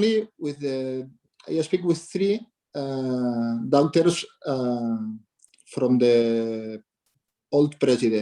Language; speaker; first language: English; non-native, learner; Catalan